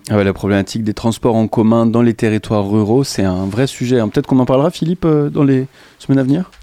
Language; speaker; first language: French; native; French